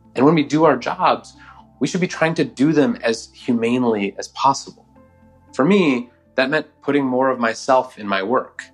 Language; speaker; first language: English; native; English